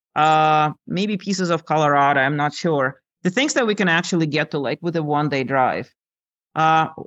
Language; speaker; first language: English; non-native, fluent; Lithuanian